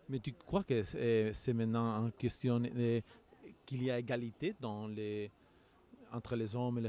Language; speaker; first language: French; non-native, learner; Spanish